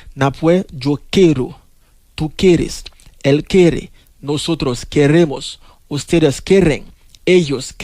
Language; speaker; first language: Spanish; non-native, fluent; Haitian Creole